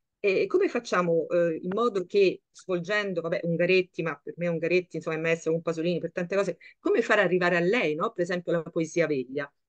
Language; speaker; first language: Italian; native; Italian